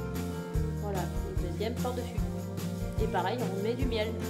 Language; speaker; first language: French; native; French